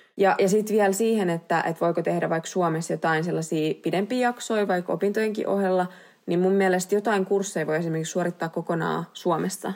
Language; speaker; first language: Finnish; native; Finnish